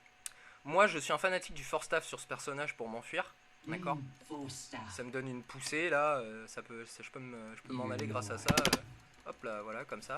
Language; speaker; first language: French; native; French